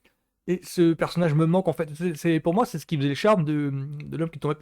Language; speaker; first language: French; native; French